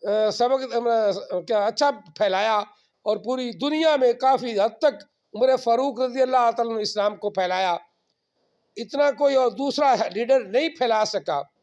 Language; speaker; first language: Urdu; non-native, local second language; Punjabi